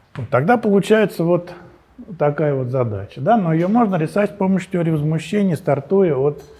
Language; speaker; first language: Russian; native; Russian